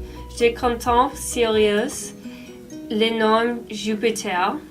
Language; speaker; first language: French; non-native, learner; English